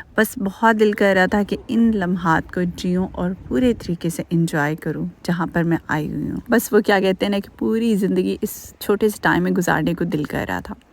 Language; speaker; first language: Urdu; native; Urdu